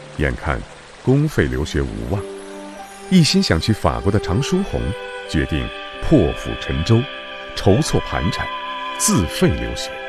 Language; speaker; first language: Chinese; native; Chinese